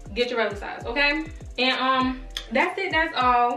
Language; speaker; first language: English; native; English